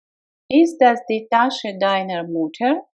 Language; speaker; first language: German; non-native, fluent; Russian